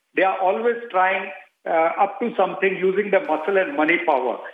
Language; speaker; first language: English; non-native, local second language; Hindi